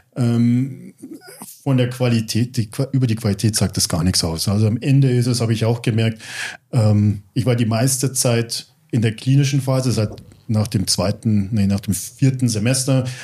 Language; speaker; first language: German; early bilingual, other home language; English